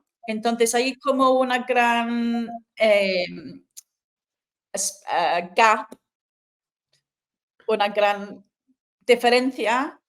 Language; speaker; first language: Spanish; non-native, fluent; English